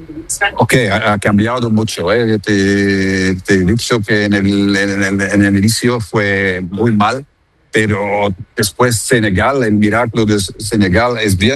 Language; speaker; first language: Spanish; non-native, fluent; Dutch